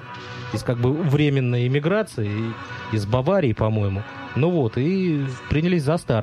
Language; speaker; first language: Russian; native; Russian